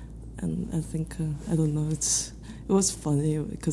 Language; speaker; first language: English; non-native, fluent; Korean